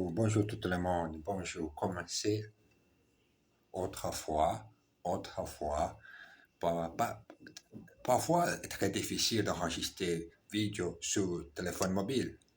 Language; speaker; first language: French; non-native, learner; Portuguese